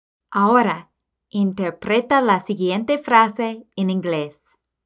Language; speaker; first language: Spanish; non-native, fluent; English